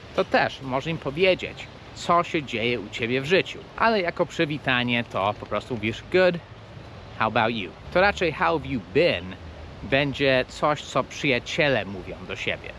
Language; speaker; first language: Polish; non-native, fluent; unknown